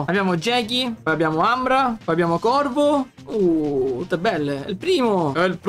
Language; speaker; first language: Italian; native; Italian